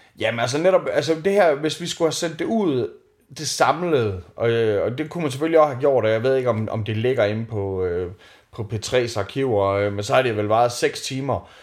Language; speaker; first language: Danish; native; Danish